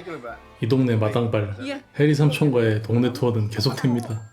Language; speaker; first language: Korean; native; Korean